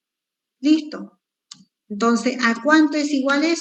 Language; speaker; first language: Spanish; native; Spanish